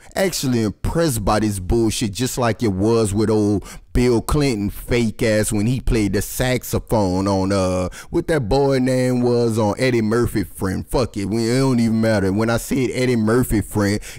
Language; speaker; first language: English; native; English